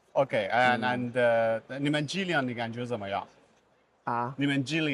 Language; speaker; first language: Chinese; non-native, learner; Persian